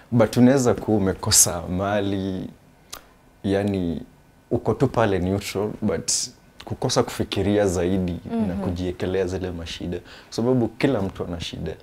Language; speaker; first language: Swahili; native; Swahili